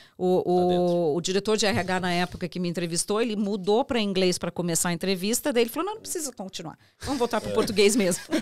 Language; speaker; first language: Portuguese; early bilingual, heritage; Portuguese